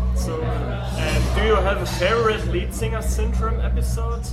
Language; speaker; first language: English; non-native, fluent; German